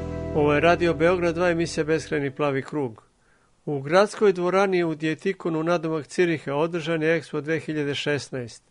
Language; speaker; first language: Serbian; native; Serbian